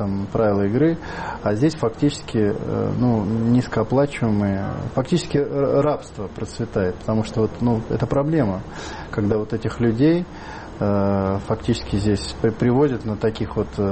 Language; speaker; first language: Russian; native; Russian